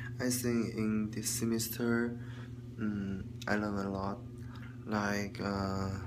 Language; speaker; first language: English; non-native, learner; Chinese